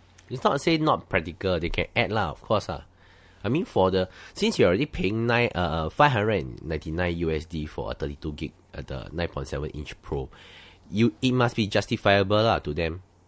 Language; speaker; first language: English; non-native, local second language; Chinese